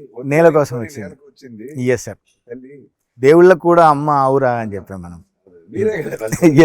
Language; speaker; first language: Telugu; native; Telugu